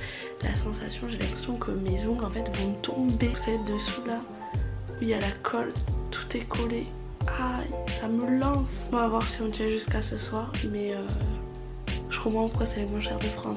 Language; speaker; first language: French; native; French